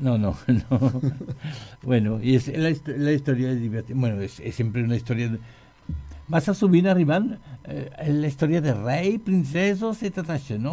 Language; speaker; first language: Catalan; non-native, learner; French